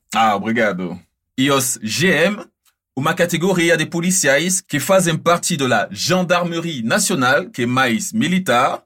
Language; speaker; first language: Portuguese; non-native, fluent; French